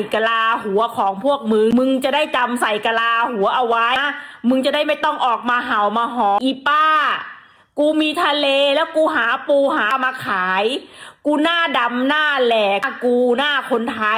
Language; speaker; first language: Thai; native; Thai